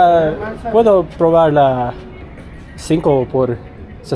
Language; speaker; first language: Spanish; non-native, learner; English